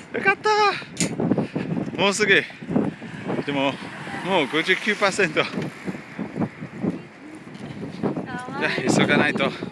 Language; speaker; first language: Japanese; non-native, learner; English